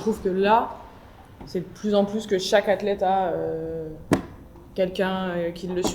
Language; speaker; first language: French; native; French